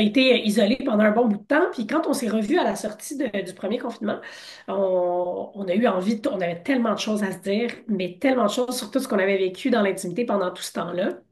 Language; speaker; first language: French; non-native, fluent; English